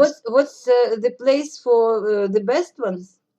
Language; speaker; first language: English; non-native, fluent; Russian